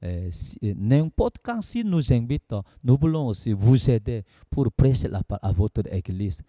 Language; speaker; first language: French; non-native, learner; Korean